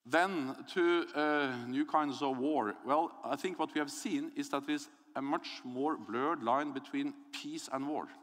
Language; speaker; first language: English; non-native, fluent; Norwegian